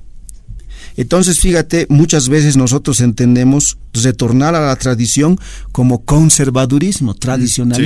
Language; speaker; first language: Spanish; native; Spanish